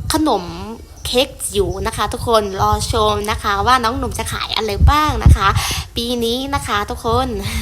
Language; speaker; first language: Thai; non-native, local second language; Shan